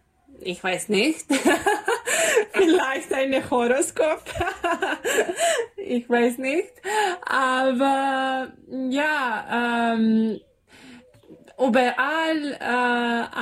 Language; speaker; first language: German; non-native, learner; Serbian